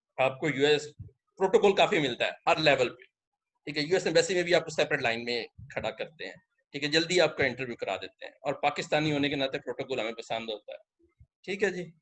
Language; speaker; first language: Urdu; non-native, local second language; Punjabi